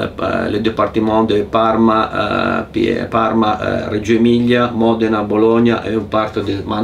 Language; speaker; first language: French; non-native, fluent; Italian